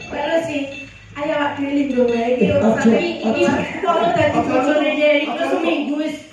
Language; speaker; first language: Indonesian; non-native, local second language; Javanese